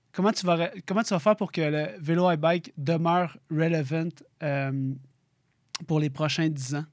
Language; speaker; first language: French; native; French